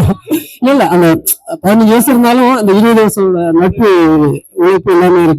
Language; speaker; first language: Tamil; native; Tamil